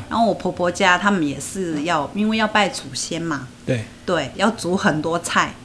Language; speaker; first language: Chinese; native; Chinese